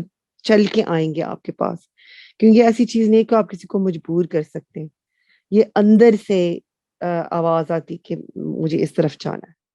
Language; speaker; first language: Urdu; non-native, fluent; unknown